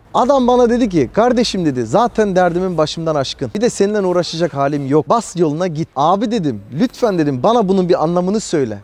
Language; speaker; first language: Turkish; early bilingual, heritage; Turkish